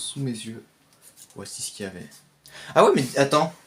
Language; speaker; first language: French; native; French